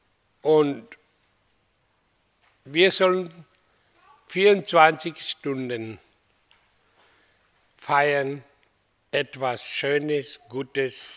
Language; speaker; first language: German; non-native, learner; Hindi